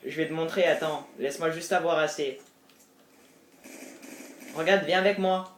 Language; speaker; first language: French; native; French